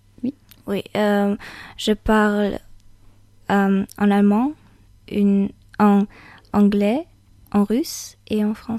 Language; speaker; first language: French; non-native, learner; German